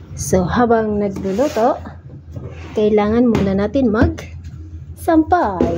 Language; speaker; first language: Filipino; non-native, local second language; Bikol